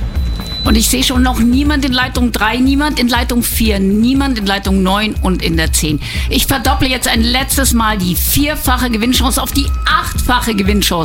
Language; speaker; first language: German; native; German